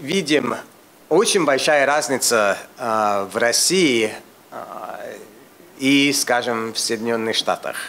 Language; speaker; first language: Russian; non-native, fluent; English